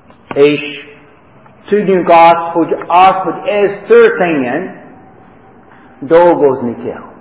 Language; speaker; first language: Hungarian; non-native, fluent; English